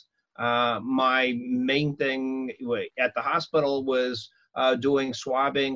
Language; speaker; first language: English; native; English